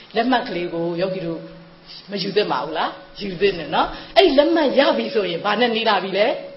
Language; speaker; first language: Burmese; native; Burmese